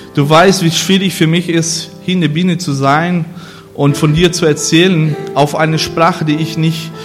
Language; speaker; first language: German; non-native, fluent; Portuguese